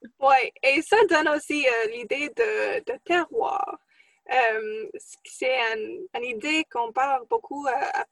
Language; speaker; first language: French; non-native, fluent; English